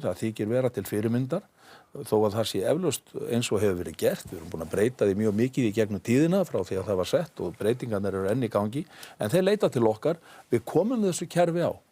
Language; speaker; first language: Icelandic; native; Icelandic